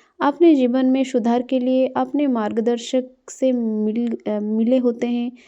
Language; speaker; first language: Hindi; non-native, local second language; Odia